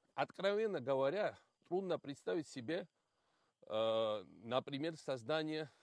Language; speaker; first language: Russian; non-native, local second language; Georgian